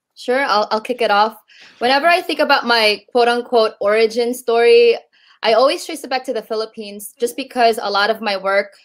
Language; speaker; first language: English; native; English